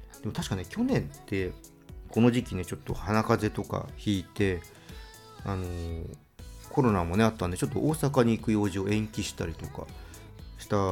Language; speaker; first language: Japanese; native; Japanese